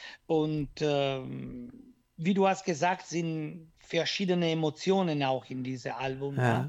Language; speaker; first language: German; non-native, learner; Italian